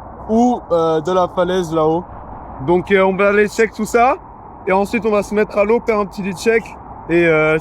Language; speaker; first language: French; native; French